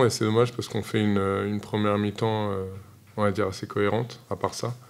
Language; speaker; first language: French; native; French